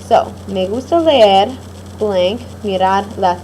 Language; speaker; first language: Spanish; non-native, fluent; English